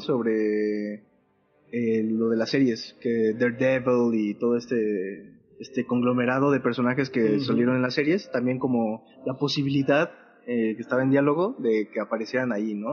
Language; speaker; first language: Spanish; native; Spanish